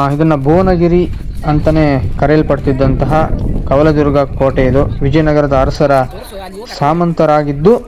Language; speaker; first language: Kannada; native; Kannada